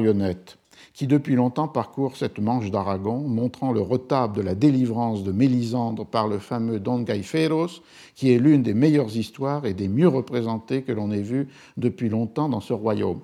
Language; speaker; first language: French; native; French